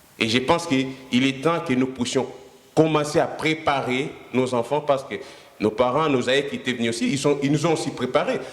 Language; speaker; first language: French; non-native, local second language; Lingala